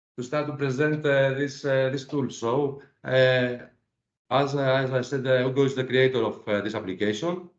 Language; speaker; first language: English; non-native, fluent; Greek